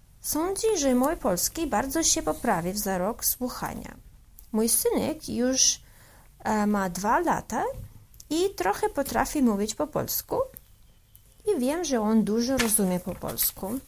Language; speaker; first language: Polish; early bilingual, heritage; English